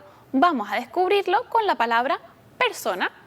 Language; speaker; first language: Spanish; native; Spanish